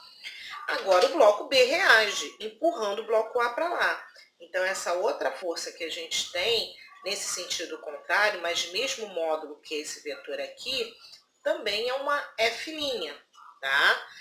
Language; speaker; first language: Portuguese; native; Portuguese